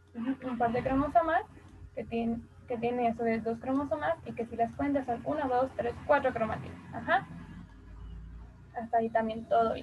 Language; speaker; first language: Spanish; native; Spanish